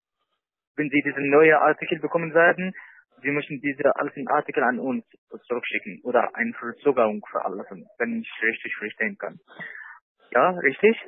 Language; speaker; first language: German; non-native, learner; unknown